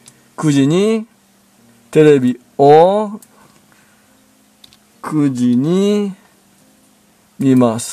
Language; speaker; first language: Japanese; non-native, learner; English